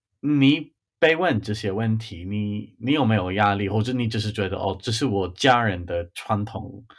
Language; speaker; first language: Chinese; non-native, fluent; English